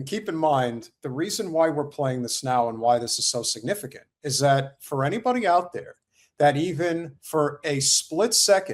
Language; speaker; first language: English; native; English